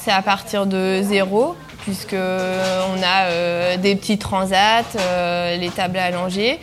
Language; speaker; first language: French; native; French